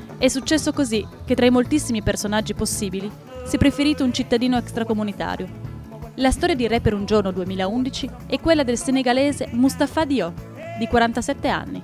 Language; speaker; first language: Italian; native; Italian